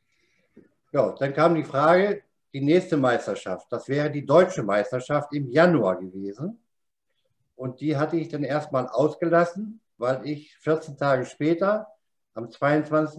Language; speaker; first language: German; native; German